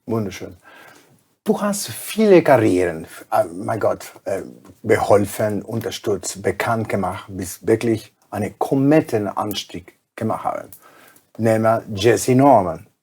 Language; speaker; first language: German; non-native, fluent; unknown